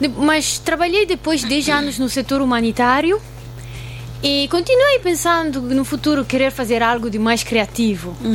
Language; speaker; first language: Portuguese; non-native, fluent; Italian